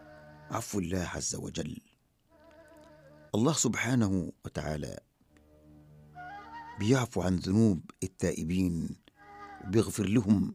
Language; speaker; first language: Arabic; native; Arabic